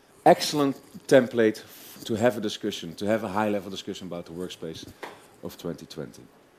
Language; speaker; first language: English; non-native, fluent; Dutch